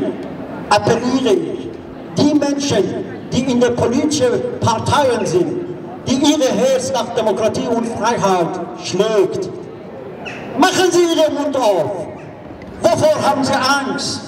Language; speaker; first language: German; non-native, fluent; Persian